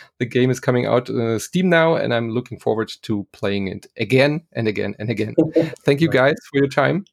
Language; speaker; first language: English; non-native, fluent; German